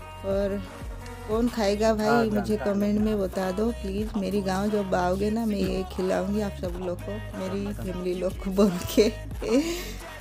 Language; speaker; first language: Hindi; non-native, local second language; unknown